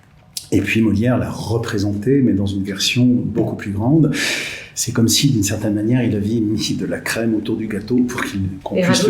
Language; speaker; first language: French; native; French